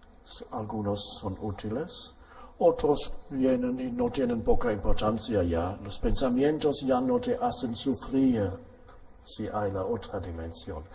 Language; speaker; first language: Spanish; non-native, fluent; German